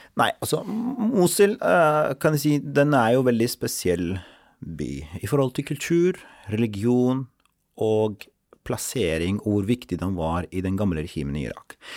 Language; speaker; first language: Norwegian; non-native, fluent; Arabic